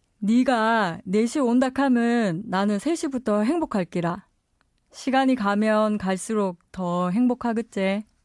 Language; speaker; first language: Korean; native; Korean